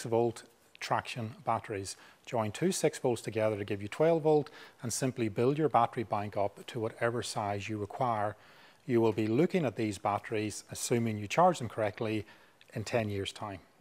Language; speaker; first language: English; native; English